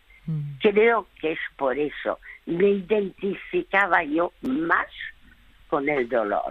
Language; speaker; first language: Spanish; early bilingual, other home language; French